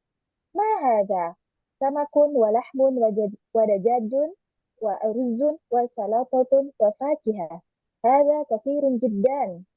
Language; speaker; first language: Arabic; non-native, learner; Indonesian